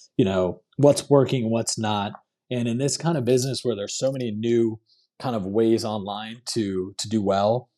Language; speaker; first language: English; non-native, local second language; Cantonese